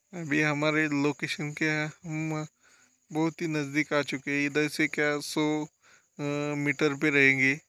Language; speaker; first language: Hindi; non-native, local second language; Marathi